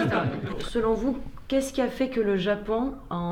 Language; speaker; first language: French; native; French